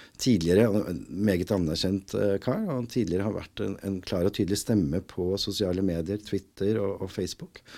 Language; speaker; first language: Norwegian; native; Norwegian